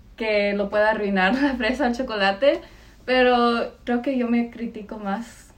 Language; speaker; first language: Spanish; early bilingual, heritage; Spanish